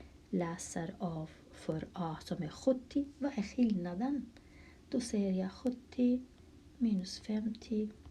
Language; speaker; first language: Swedish; non-native, fluent; Kurdish